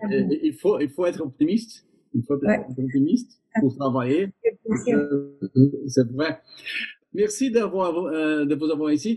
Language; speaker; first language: French; non-native, learner; Portuguese